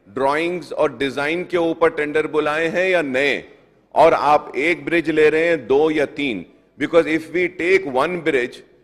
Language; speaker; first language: Hindi; non-native, local second language; Urdu